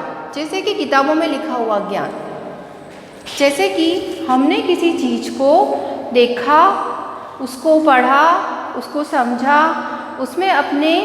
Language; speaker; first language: Hindi; native; Hindi